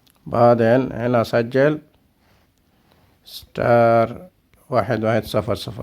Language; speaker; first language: Arabic; non-native, learner; Bangla